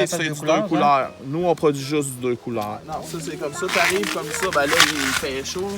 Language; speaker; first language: French; native; French